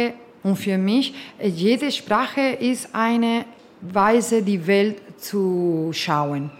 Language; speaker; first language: German; non-native, fluent; Spanish